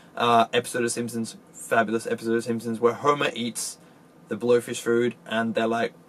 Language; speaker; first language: English; native; English